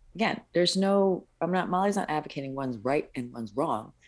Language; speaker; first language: English; early bilingual, other home language; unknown